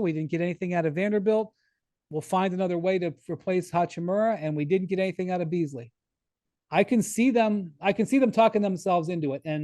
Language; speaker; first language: English; native; English